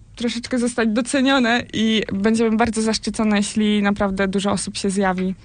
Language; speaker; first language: Polish; native; Polish